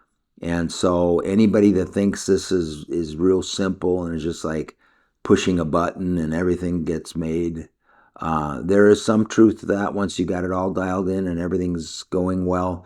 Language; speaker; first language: English; native; English